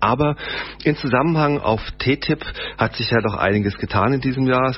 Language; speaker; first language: German; native; German